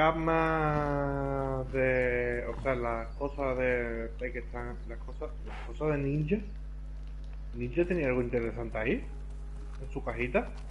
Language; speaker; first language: Spanish; native; Spanish